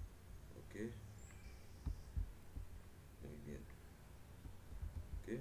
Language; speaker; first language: Spanish; non-native, learner; Haitian Creole